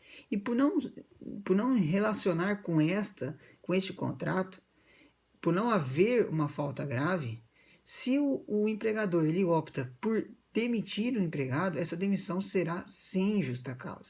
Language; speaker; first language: Portuguese; native; Portuguese